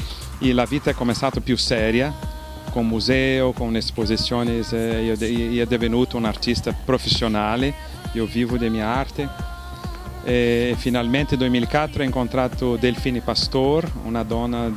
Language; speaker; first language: Italian; non-native, fluent; Portuguese